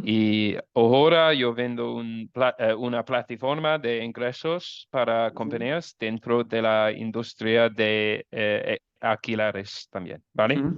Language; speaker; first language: Spanish; non-native, learner; English